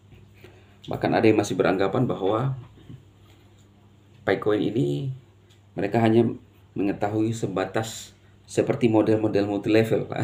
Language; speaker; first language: Indonesian; native; Indonesian